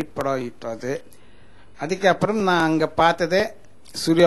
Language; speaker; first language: Tamil; non-native, local second language; Marathi